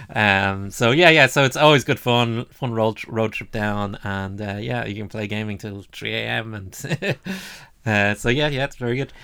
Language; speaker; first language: English; native; English